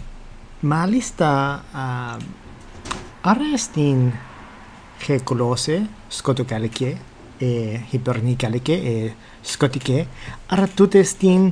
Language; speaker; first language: Greek; non-native, fluent; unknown